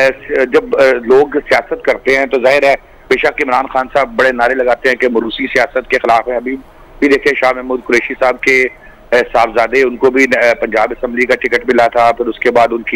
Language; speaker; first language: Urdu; non-native, local second language; Punjabi